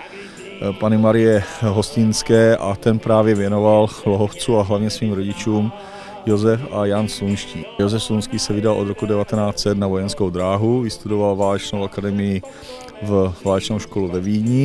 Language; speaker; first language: Czech; native; Czech